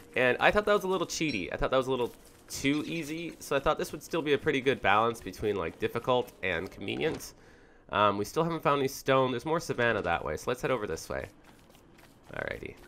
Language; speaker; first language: English; native; English